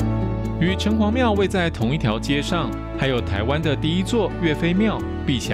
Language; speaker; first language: Chinese; native; Chinese